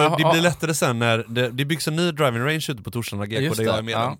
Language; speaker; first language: Swedish; native; Swedish